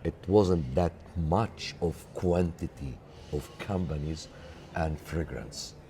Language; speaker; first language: English; non-native, learner; Arabic